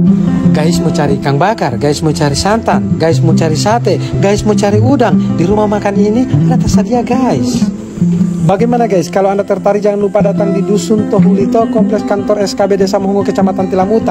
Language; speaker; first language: Indonesian; native; Indonesian